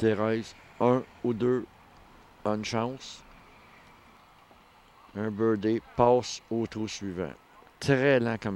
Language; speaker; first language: French; native; French